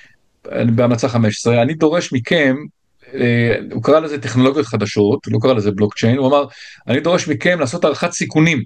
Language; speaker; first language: Hebrew; native; Hebrew